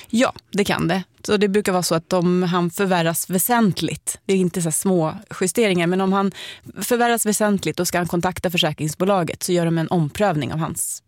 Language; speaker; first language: Swedish; native; Swedish